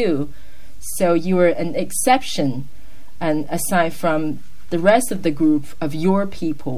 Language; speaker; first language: English; non-native, fluent; Chinese